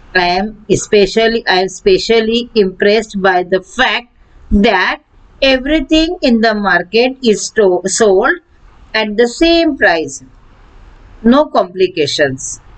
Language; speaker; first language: English; non-native, local second language; Marathi